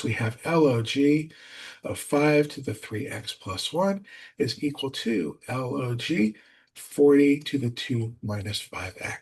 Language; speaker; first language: English; native; English